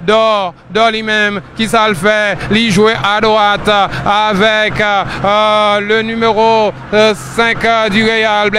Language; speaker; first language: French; non-native, local second language; Haitian Creole